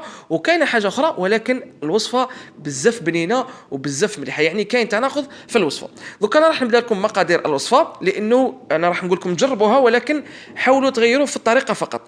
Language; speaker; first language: Arabic; native; Arabic